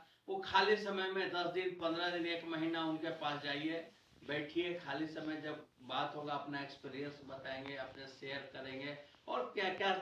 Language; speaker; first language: Hindi; native; Hindi